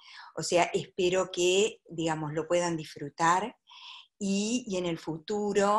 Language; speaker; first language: Spanish; native; Spanish